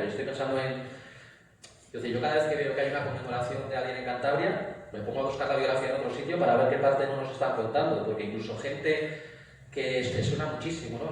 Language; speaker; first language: Spanish; native; Spanish